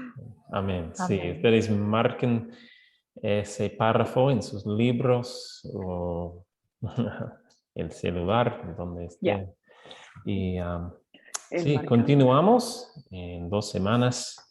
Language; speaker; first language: Spanish; non-native, fluent; English